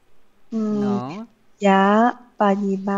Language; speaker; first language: Russian; non-native, learner; Vietnamese